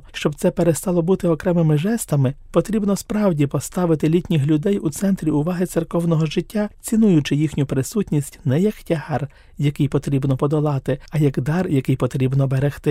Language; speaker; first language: Ukrainian; native; Ukrainian